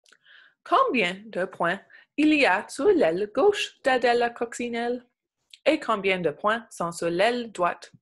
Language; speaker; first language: French; non-native, local second language; English